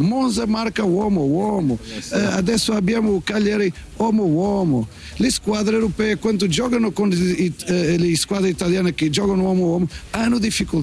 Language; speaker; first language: Italian; non-native, fluent; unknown